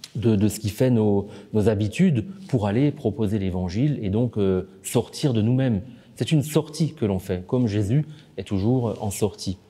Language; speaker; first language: French; native; French